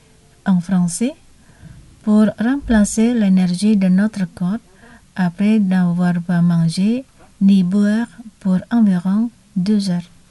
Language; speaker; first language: French; non-native, fluent; Indonesian